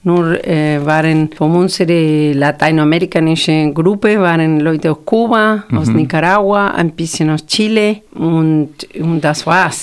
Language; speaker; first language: German; non-native, fluent; Spanish